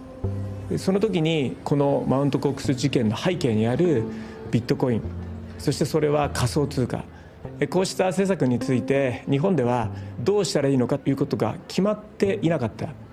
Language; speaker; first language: Japanese; native; Japanese